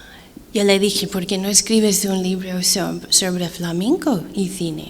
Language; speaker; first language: Spanish; non-native, fluent; English